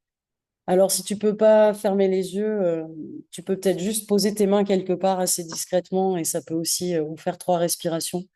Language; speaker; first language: French; native; French